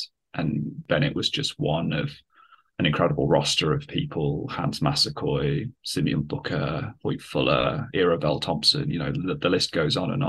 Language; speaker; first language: English; native; English